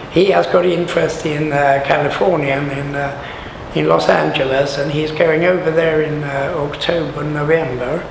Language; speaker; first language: English; non-native, fluent; Swedish